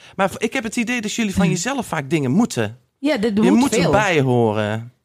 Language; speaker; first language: Dutch; native; Dutch